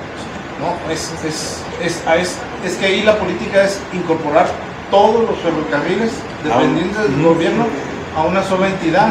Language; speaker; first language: Spanish; native; Spanish